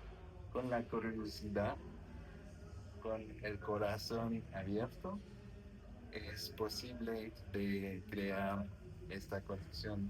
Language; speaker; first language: Spanish; non-native, learner; French